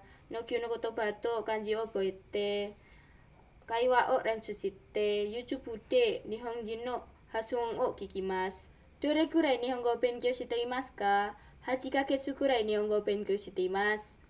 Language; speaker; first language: Japanese; non-native, learner; Indonesian